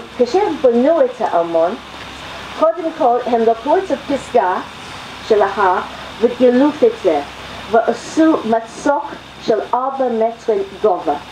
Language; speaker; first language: Hebrew; non-native, fluent; English